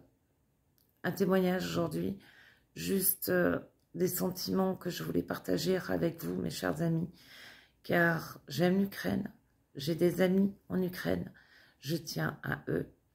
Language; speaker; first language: French; native; French